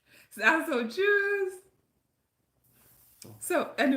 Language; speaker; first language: German; non-native, learner; English